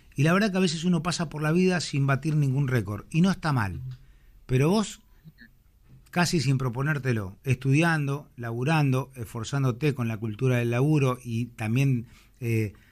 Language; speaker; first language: Spanish; native; Spanish